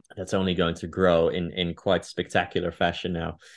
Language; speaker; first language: English; non-native, fluent; Dutch